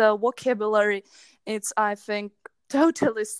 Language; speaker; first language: English; non-native, learner; Czech